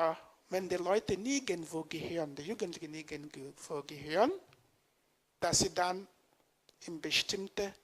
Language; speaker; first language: German; non-native, fluent; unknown